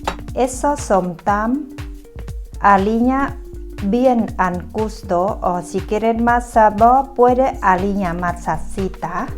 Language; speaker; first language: Spanish; non-native, learner; Thai